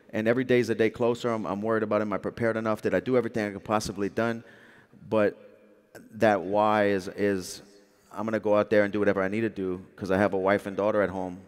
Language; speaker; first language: English; native; English